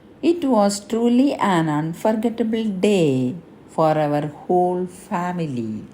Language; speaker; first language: English; non-native, local second language; Malayalam